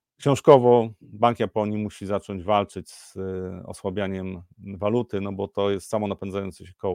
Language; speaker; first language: Polish; native; Polish